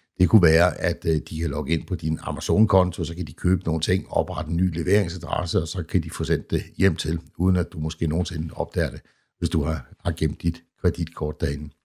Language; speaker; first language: Danish; native; Danish